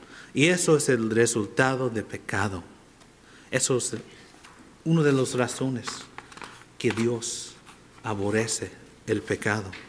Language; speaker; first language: Spanish; non-native, fluent; English